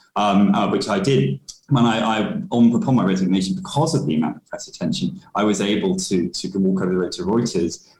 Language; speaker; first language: English; native; English